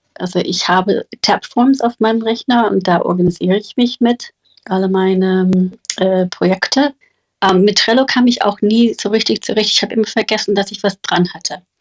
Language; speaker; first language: German; non-native, fluent; English